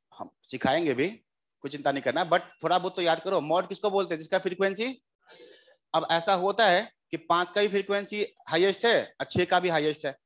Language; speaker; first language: Hindi; native; Hindi